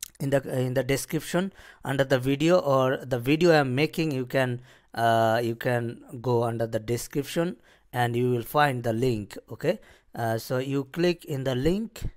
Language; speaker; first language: English; non-native, local second language; Bangla